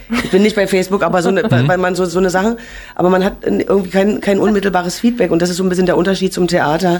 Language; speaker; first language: German; native; German